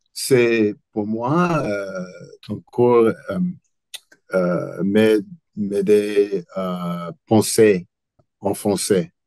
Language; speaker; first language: French; non-native, learner; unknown